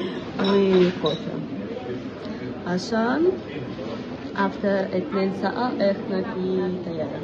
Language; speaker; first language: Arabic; non-native, learner; Russian